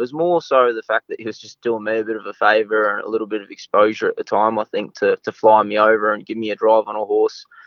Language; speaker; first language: English; native; English